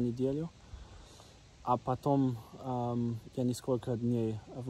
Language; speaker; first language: Russian; non-native, learner; German